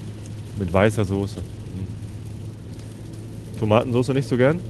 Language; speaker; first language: German; native; German